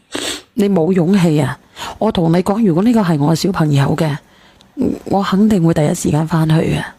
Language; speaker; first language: Cantonese; native; Cantonese